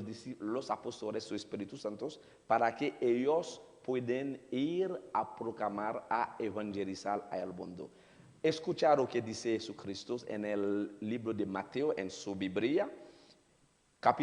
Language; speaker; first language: Spanish; non-native, learner; Haitian Creole